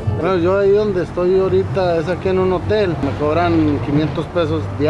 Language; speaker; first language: Spanish; native; Spanish